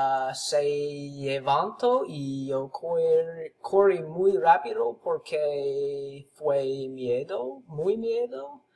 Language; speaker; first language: Spanish; non-native, learner; English